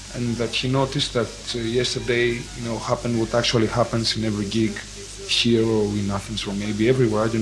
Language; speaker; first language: English; non-native, fluent; Greek